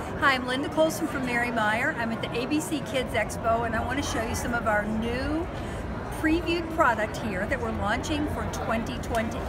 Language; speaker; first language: English; native; English